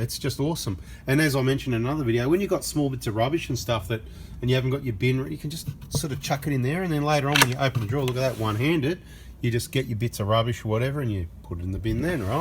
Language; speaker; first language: English; native; English